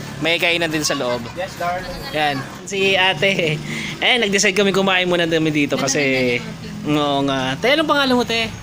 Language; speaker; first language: Filipino; native; Filipino